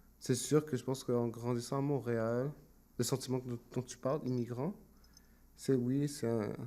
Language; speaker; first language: French; native; French